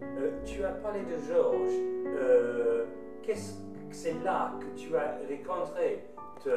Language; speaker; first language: French; non-native, learner; English